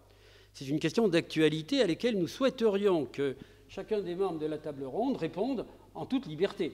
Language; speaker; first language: French; native; French